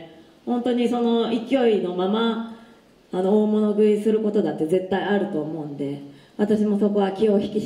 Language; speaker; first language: Japanese; native; Japanese